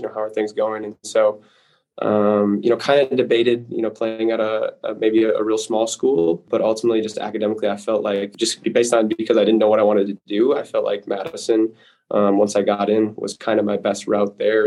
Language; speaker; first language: English; native; English